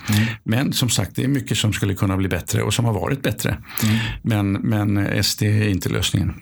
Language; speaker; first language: Swedish; native; Swedish